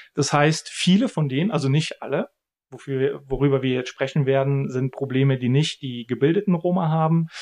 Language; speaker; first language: German; early bilingual, other home language; Bulgarian